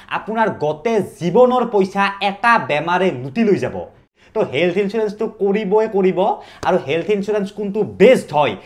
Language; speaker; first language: Assamese; native; Assamese